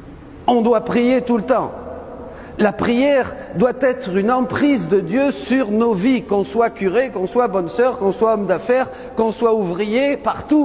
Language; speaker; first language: French; native; French